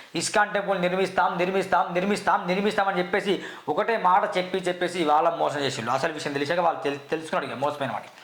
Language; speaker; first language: Telugu; native; Telugu